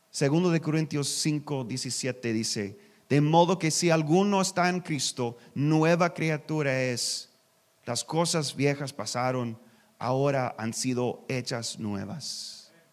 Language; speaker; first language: Spanish; non-native, learner; English